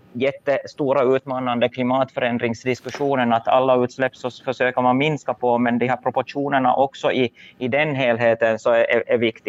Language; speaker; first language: Swedish; native; Swedish